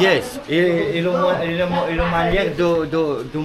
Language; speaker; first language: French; non-native, local second language; Arabic